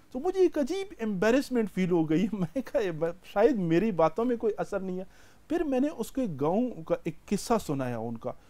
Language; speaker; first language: Urdu; non-native, local second language; Pashto